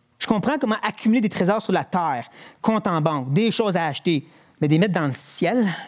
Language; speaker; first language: French; native; French